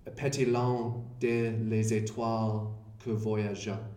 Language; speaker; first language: French; non-native, learner; English